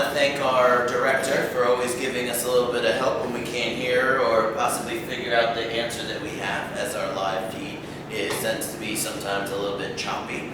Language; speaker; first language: English; native; English